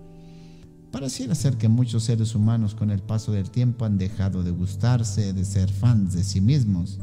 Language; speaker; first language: Spanish; native; Spanish